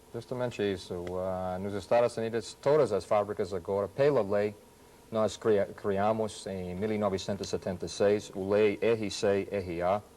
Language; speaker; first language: Portuguese; non-native, fluent; English